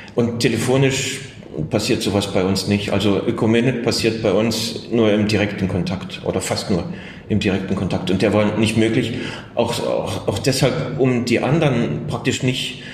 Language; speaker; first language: German; native; German